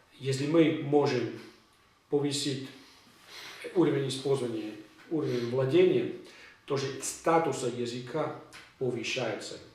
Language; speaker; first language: Russian; non-native, learner; Catalan